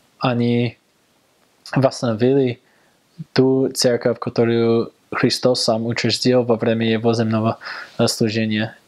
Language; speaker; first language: Russian; non-native, learner; English